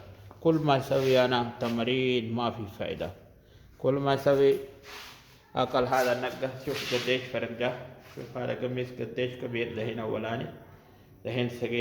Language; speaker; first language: Arabic; non-native, learner; Urdu